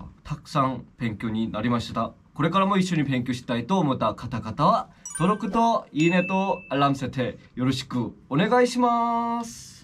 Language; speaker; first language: Japanese; non-native, fluent; Korean